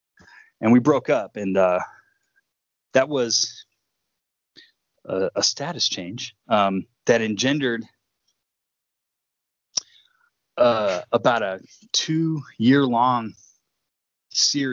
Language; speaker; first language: English; native; English